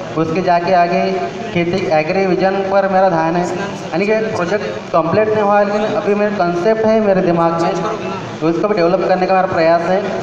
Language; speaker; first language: Hindi; non-native, local second language; Marathi